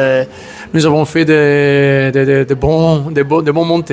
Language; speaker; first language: French; non-native, learner; Italian